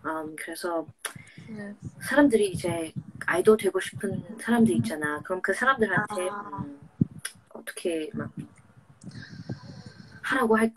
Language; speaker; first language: Korean; non-native, fluent; English